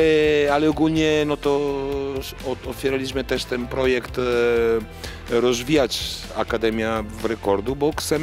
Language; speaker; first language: Polish; non-native, learner; Italian